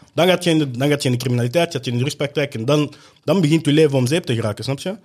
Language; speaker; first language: Dutch; native; Dutch